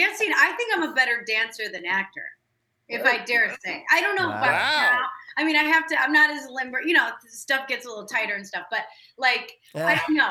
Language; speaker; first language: English; native; English